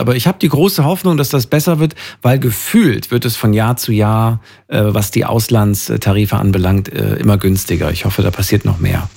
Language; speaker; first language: German; native; German